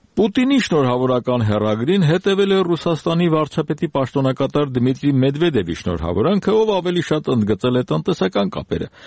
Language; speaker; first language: Armenian; native; Armenian